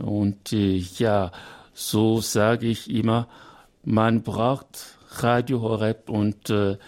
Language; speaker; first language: German; non-native, learner; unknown